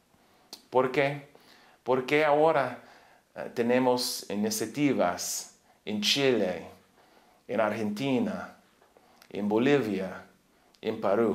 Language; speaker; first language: Spanish; non-native, learner; English